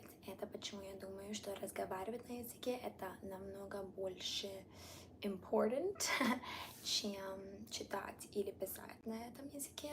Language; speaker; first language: Russian; early bilingual, heritage; Italian